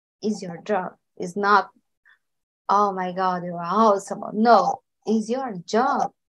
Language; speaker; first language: English; non-native, learner; Portuguese